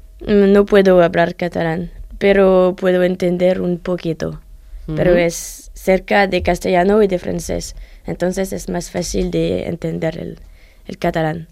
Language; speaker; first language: Spanish; non-native, learner; French